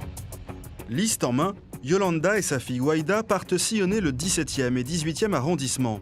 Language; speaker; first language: French; native; French